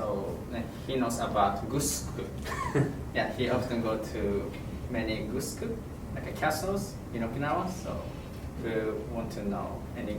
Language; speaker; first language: English; non-native, fluent; Japanese